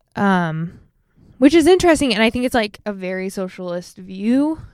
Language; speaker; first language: English; native; English